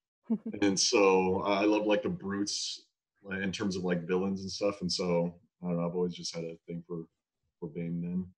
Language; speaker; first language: English; native; English